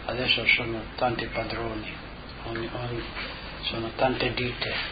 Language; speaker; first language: Italian; non-native, local second language; Slovenian